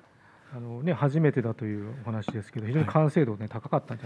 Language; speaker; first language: Japanese; native; Japanese